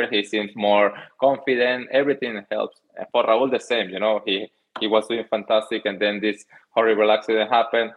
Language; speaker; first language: English; non-native, fluent; Spanish